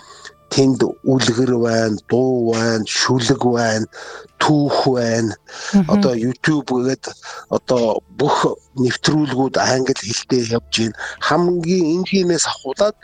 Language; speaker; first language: Mongolian; native; Mongolian